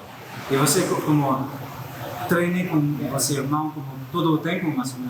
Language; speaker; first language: Portuguese; non-native, learner; French